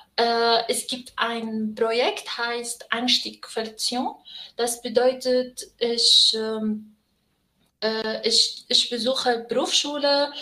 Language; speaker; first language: German; non-native, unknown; Arabic